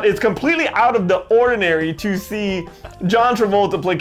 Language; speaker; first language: English; native; English